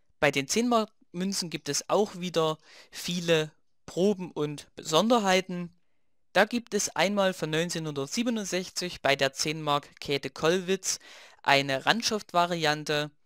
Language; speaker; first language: German; native; German